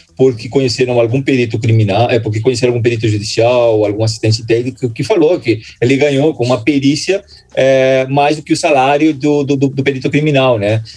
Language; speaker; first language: Portuguese; non-native, fluent; Spanish